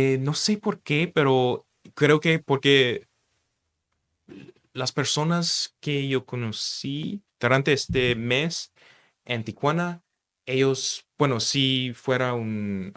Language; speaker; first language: Spanish; non-native, fluent; English